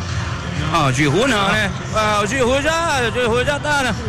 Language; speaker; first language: Portuguese; native; Portuguese